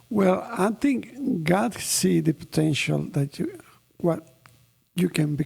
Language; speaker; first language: English; non-native, fluent; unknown